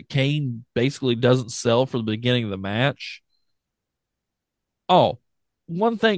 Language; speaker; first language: English; native; English